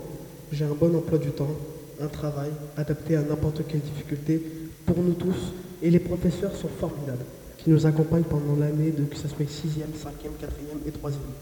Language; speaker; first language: French; native; French